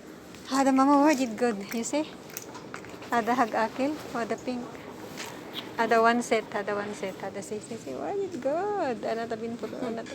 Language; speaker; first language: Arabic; non-native, learner; Filipino